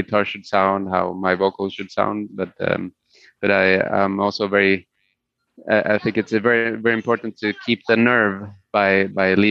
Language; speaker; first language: English; non-native, fluent; Spanish